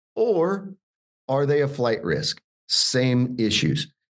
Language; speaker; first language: English; native; English